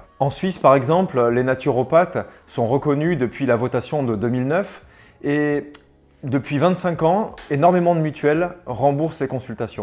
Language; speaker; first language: French; native; French